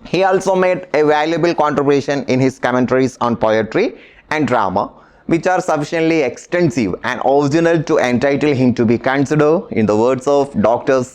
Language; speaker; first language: English; non-native, local second language; Malayalam